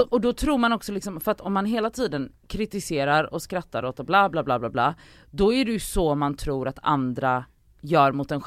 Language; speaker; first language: Swedish; native; Swedish